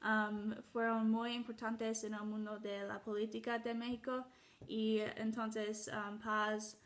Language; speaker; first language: Spanish; non-native, learner; English